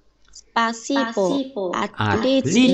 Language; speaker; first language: Russian; non-native, learner; Vietnamese